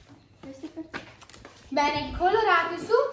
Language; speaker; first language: Italian; native; Italian